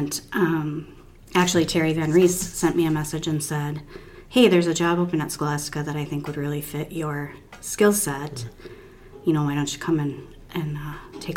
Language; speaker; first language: English; native; English